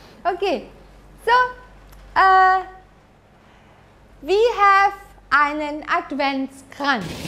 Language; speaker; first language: German; non-native, fluent; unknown